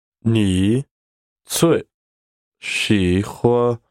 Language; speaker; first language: Chinese; non-native, learner; English